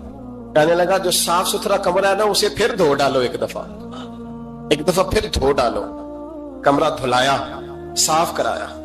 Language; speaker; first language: Urdu; native; Urdu